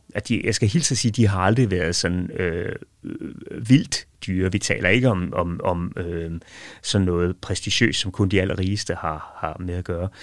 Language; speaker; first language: Danish; native; Danish